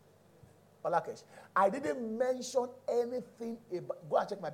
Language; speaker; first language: English; non-native, local second language; Yoruba